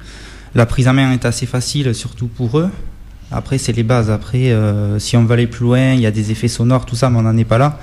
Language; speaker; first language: French; native; French